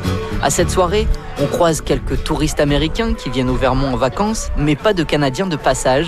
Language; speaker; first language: French; native; French